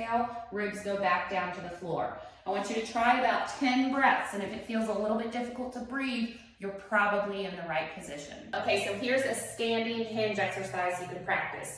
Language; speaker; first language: English; native; English